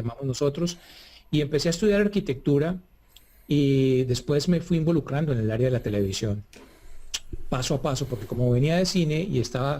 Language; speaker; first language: Spanish; native; Spanish